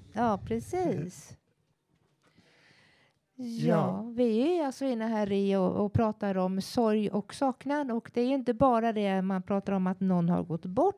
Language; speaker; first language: Swedish; native; Swedish